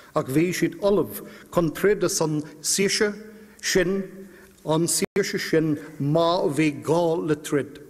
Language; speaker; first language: Irish; non-native, local second language; English